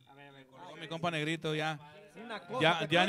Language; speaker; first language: Spanish; native; Spanish